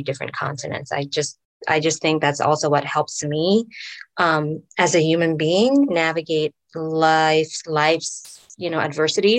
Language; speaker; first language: English; non-native, local second language; Filipino